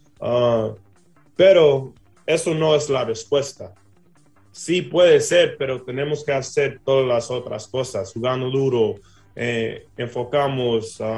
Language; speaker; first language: Spanish; early bilingual, heritage; English